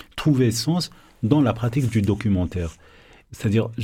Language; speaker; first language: French; non-native, local second language; Arabic